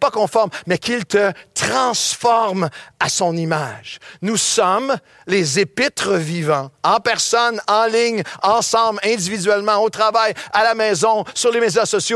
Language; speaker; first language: French; native; French